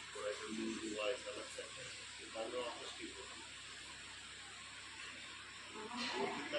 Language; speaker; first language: Hindi; non-native, local second language; Marathi